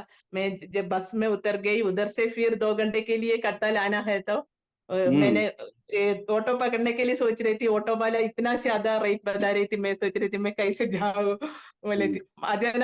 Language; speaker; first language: Hindi; non-native, local second language; Malayalam